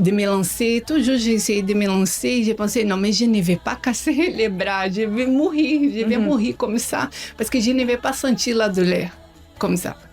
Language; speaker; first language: French; non-native, learner; Portuguese